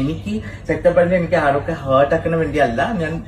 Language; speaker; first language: Malayalam; non-native, local second language; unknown